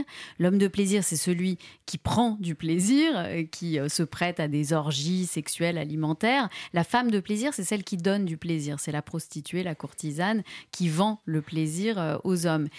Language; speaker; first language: French; native; French